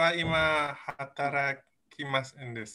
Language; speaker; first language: Japanese; non-native, learner; Indonesian